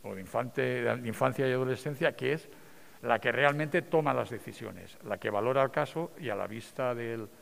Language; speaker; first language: Spanish; non-native, local second language; Catalan